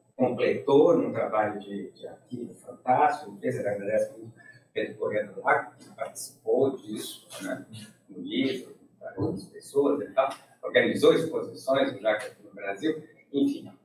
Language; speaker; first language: Portuguese; native; Portuguese